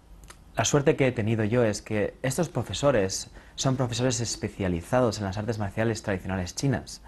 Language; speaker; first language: Spanish; native; Spanish